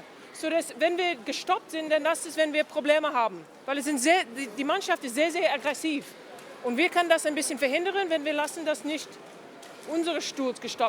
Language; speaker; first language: German; non-native, learner; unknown